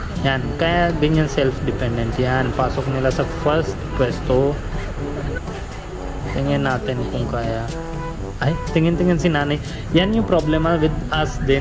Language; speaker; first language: Filipino; non-native, learner; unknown